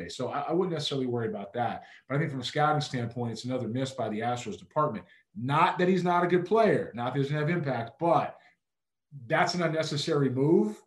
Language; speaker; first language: English; native; English